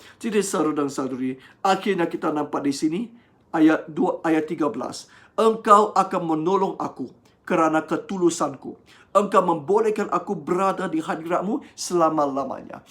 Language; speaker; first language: Malay; non-native, local second language; Chinese